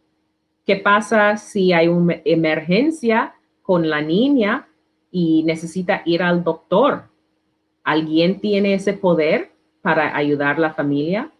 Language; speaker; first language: Spanish; non-native, learner; English